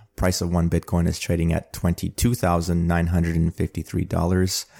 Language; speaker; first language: English; early bilingual, other home language; Armenian